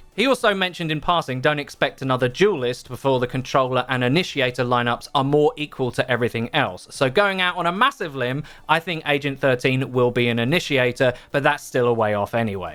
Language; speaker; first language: English; native; English